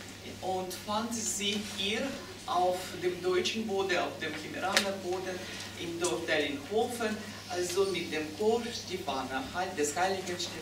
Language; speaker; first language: German; non-native, fluent; Russian